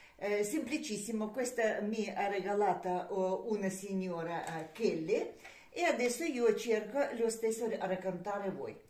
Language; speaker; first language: Italian; non-native, learner; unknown